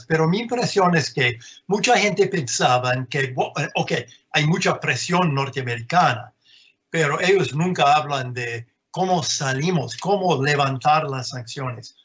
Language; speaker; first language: Spanish; non-native, fluent; English